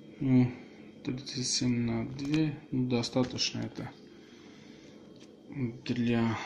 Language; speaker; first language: Russian; non-native, local second language; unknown